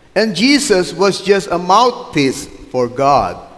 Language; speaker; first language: English; non-native, local second language; Filipino